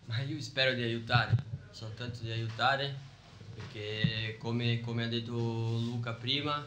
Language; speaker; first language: Italian; non-native, fluent; Portuguese